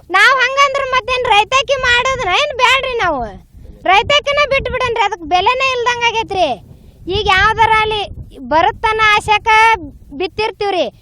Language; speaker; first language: Kannada; native; Kannada